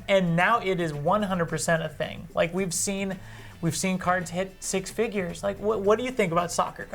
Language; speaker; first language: English; native; English